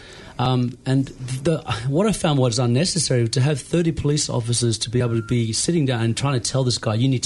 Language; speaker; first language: English; native; English